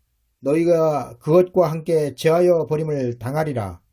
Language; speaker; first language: Korean; native; Korean